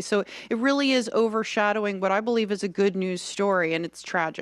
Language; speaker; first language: English; native; English